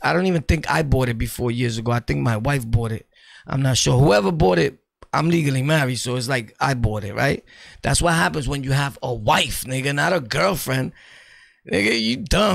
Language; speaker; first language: English; early bilingual, other home language; Spanish